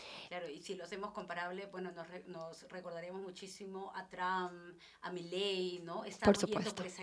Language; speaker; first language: Spanish; native; Spanish